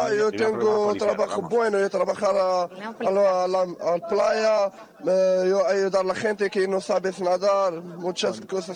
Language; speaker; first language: Spanish; non-native, learner; Arabic